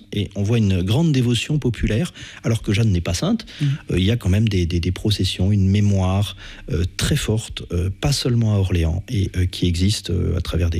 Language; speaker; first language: French; native; French